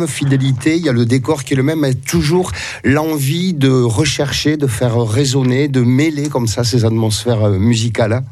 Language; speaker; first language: French; native; French